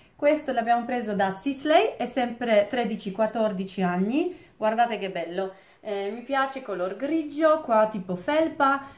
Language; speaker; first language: Italian; non-native, fluent; Polish